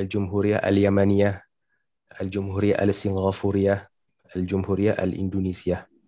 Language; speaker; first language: Arabic; non-native, fluent; Malay